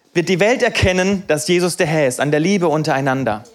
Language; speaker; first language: German; native; German